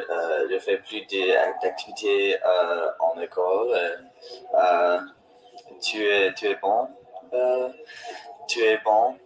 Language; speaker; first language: French; non-native, learner; English